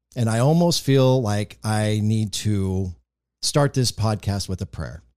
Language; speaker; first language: English; native; English